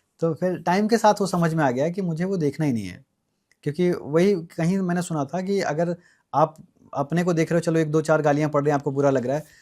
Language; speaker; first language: Hindi; native; Hindi